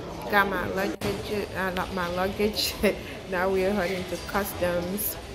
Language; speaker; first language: English; non-native, fluent; Wolof